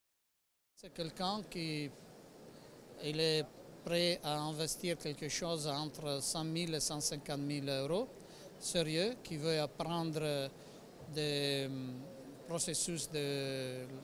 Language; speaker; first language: French; non-native, fluent; Italian